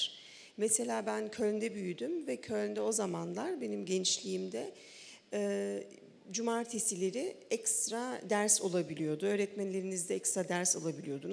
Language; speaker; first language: Turkish; early bilingual, heritage; Turkish